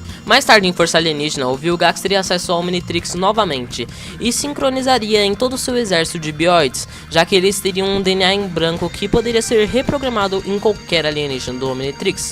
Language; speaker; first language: Portuguese; native; Portuguese